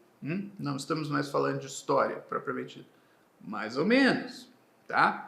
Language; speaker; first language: Portuguese; native; Portuguese